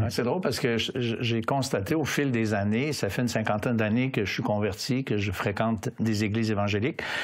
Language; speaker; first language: French; native; French